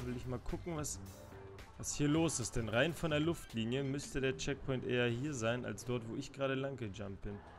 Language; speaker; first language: German; native; German